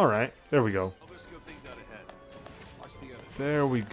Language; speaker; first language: English; native; English